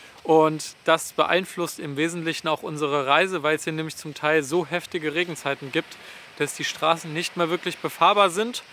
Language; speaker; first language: German; native; German